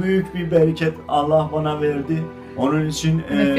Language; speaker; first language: Turkish; non-native, learner; Azerbaijani